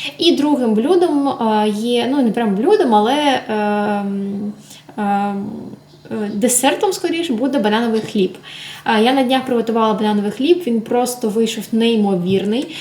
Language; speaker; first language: Ukrainian; non-native, local second language; Russian